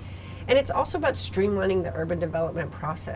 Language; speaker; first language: English; native; English